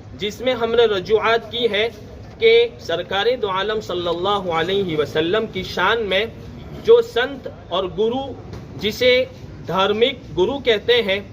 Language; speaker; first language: Urdu; non-native, local second language; Gujarati